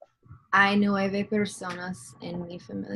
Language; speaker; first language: Spanish; non-native, learner; English